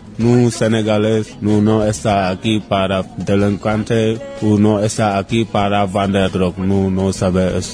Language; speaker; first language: Spanish; non-native, learner; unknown